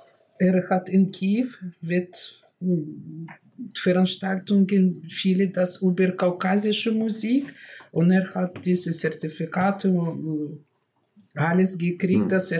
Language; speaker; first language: German; non-native, learner; Russian